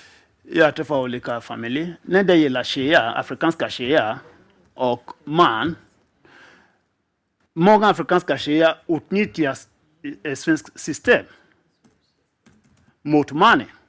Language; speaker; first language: Swedish; non-native, fluent; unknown